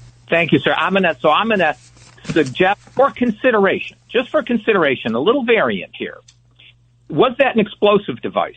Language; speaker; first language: English; native; English